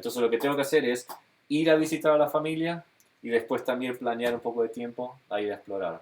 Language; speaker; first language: Spanish; early bilingual, heritage; Spanish